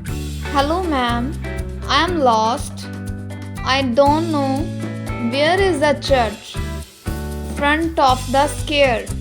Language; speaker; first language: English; non-native, learner; Hindi